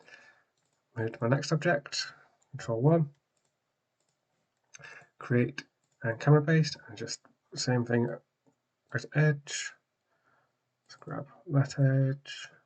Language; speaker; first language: English; native; English